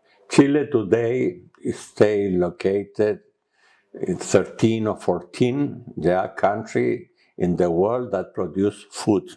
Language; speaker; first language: English; non-native, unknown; Spanish